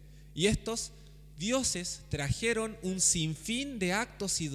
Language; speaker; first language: Spanish; native; Spanish